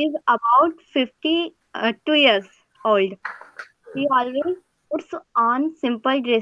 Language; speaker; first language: English; non-native, learner; Hindi